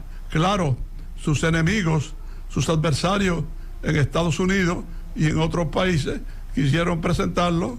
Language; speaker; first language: Spanish; native; Spanish